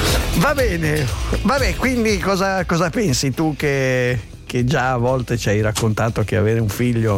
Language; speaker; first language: Italian; native; Italian